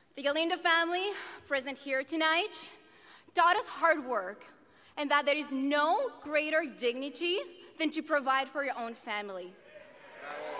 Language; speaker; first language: English; native; English